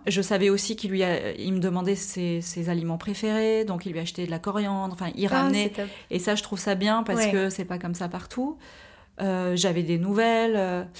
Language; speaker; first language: French; native; French